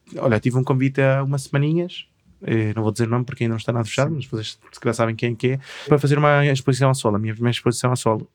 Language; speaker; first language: Portuguese; non-native, fluent; Spanish